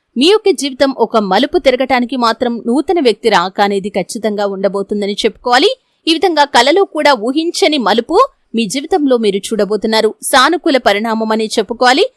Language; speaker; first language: Telugu; native; Telugu